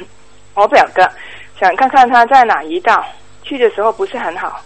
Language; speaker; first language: Chinese; native; Chinese